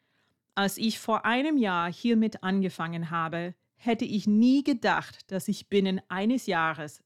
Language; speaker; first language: German; non-native, fluent; English